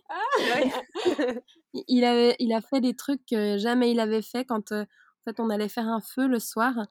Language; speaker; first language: French; native; French